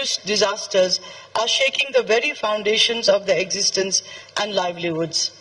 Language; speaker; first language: English; non-native, fluent; Nepali